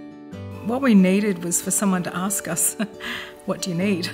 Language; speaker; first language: English; native; English